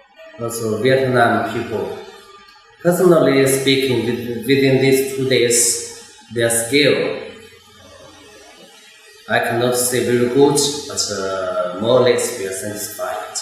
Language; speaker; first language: English; non-native, learner; Chinese